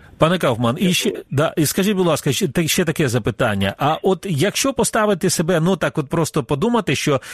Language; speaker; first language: Ukrainian; native; Ukrainian